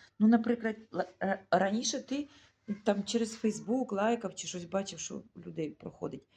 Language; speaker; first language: Ukrainian; non-native, local second language; Russian